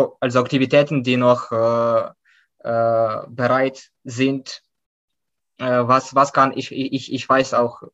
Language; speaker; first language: German; non-native, fluent; Ukrainian